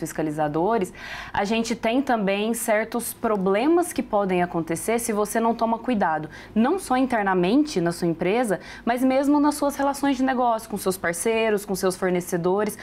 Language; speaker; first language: Portuguese; native; Portuguese